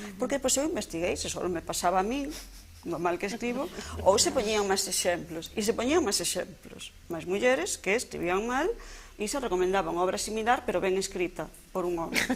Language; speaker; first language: Galician; non-native, local second language; Spanish